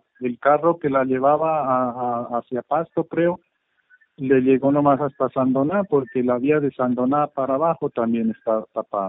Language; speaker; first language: Spanish; native; Spanish